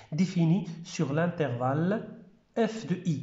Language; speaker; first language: French; non-native, local second language; Arabic